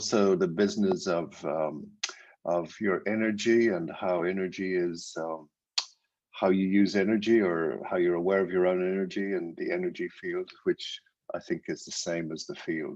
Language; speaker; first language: English; native; English